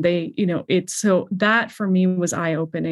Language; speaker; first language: English; native; English